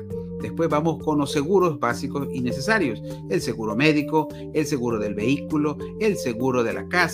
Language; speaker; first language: Spanish; native; Spanish